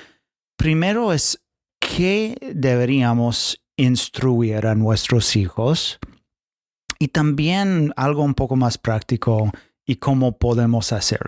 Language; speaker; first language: Spanish; non-native, fluent; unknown